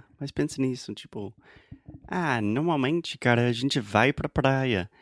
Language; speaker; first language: Portuguese; non-native, fluent; English